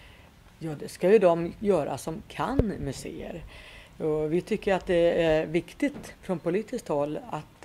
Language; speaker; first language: Swedish; native; Swedish